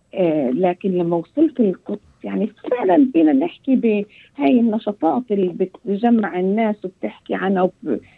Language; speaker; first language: Arabic; early bilingual, heritage; Arabic